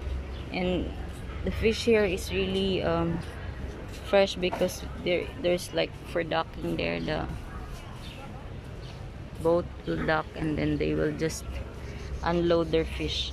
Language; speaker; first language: English; non-native, local second language; Filipino